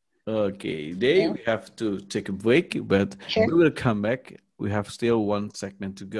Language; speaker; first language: English; non-native, learner; Indonesian